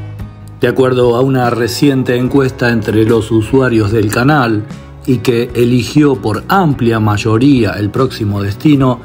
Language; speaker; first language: Spanish; native; Spanish